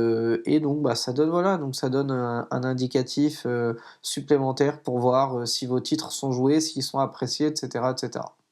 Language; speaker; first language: French; native; French